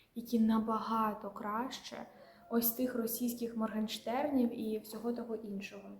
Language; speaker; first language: Ukrainian; non-native, local second language; Russian